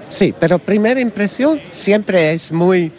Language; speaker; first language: Spanish; non-native, learner; Dutch